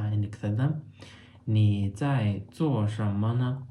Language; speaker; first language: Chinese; non-native, fluent; Turkmen